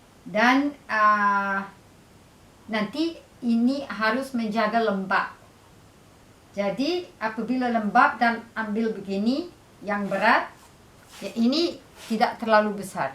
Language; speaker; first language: Indonesian; non-native, fluent; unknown